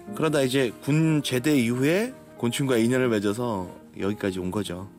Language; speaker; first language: Korean; native; Korean